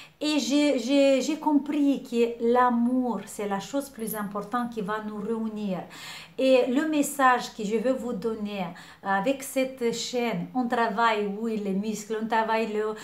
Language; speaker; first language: French; non-native, fluent; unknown